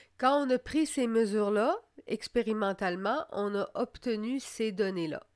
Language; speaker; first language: French; native; French